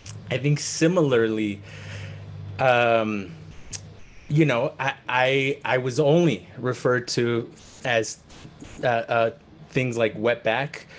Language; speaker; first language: English; early bilingual, other home language; Spanish